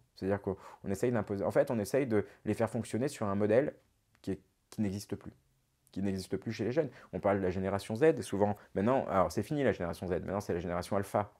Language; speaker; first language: French; native; French